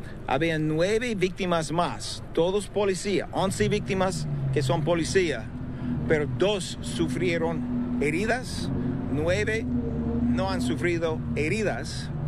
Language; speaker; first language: Spanish; non-native, learner; English